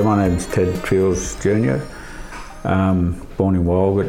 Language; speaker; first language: English; native; English